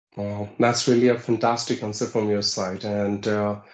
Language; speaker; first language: English; non-native, local second language; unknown